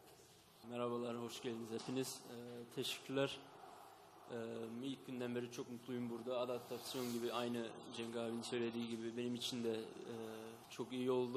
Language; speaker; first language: Turkish; early bilingual, heritage; Turkish